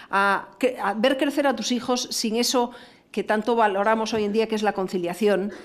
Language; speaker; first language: Spanish; native; Spanish